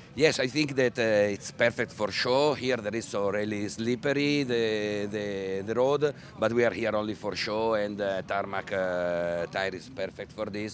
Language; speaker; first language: English; non-native, learner; Italian